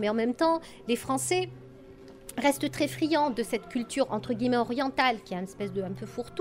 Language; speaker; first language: French; native; French